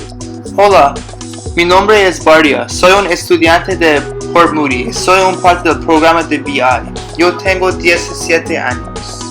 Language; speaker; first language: Spanish; non-native, learner; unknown